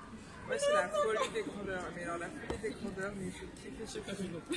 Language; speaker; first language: French; native; French